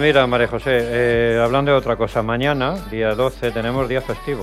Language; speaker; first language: Spanish; native; Spanish